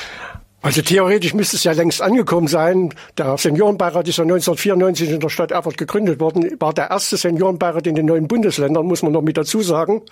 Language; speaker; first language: German; native; German